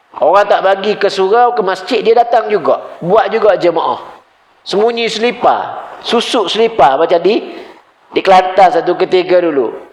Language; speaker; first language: Malay; native; Malay